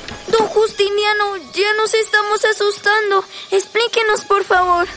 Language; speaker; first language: Spanish; native; Spanish